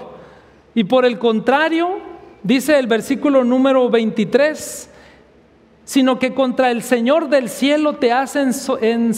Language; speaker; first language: Spanish; native; Spanish